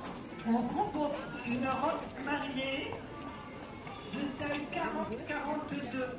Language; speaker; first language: French; native; French